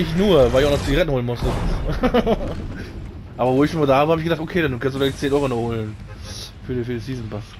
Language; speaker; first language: German; native; German